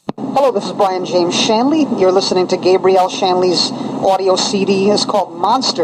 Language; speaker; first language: English; native; English